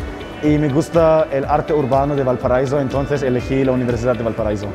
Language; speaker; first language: Spanish; non-native, learner; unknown